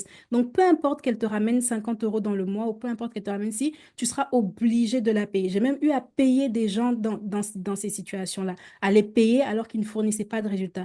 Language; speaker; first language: French; native; French